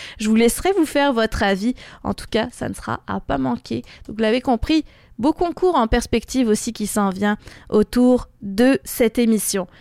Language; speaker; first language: French; native; French